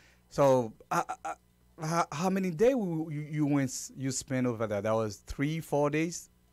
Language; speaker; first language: English; non-native, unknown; Haitian Creole